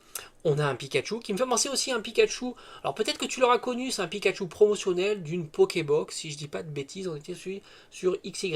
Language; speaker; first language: French; native; French